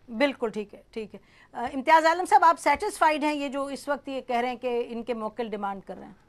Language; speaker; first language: Urdu; native; Urdu